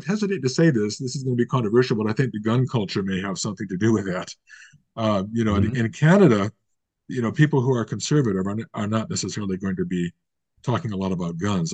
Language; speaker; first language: English; native; English